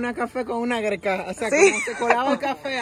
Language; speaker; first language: Spanish; native; Spanish